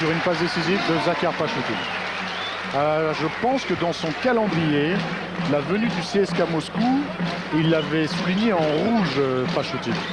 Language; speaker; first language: French; native; French